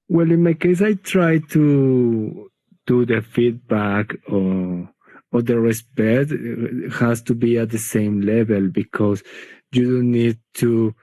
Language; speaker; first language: English; non-native, learner; Spanish